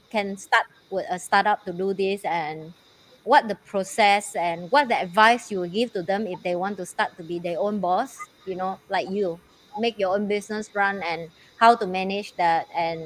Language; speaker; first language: English; non-native, fluent; Vietnamese